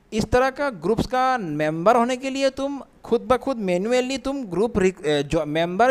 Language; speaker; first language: Hindi; non-native, local second language; Assamese